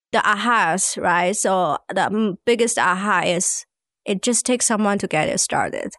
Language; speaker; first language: English; non-native, fluent; Chinese